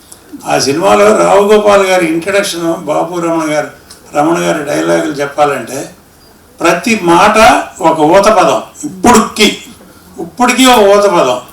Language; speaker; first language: Telugu; native; Telugu